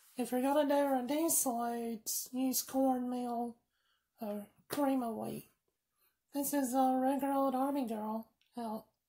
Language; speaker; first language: English; native; English